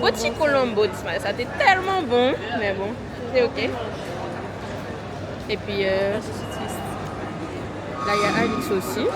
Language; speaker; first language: French; native; French